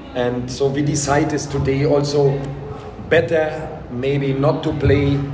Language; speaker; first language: English; non-native, fluent; German